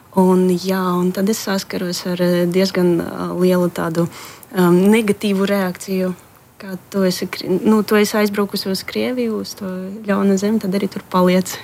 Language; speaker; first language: Latvian; early bilingual, heritage; Latvian